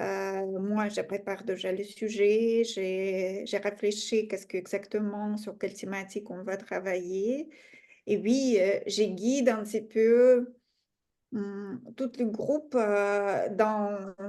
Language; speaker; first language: French; non-native, fluent; Russian